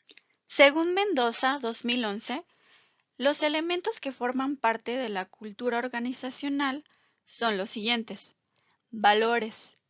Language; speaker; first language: Spanish; native; Spanish